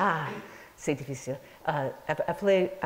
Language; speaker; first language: French; non-native, fluent; English